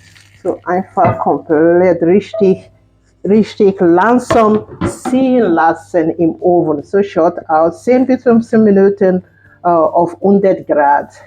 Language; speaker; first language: German; non-native, fluent; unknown